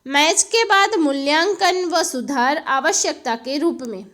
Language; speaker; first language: Hindi; non-native, local second language; Gujarati